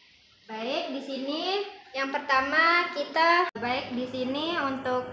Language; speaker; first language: Indonesian; native; Indonesian